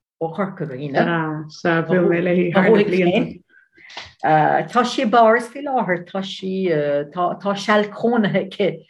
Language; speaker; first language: Irish; non-native, learner; Dutch